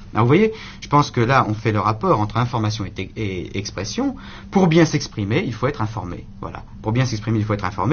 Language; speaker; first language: French; native; French